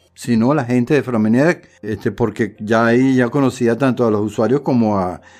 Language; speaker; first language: Spanish; native; Spanish